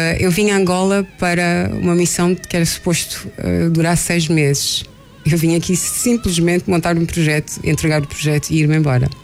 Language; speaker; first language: Portuguese; non-native, local second language; Kabuverdianu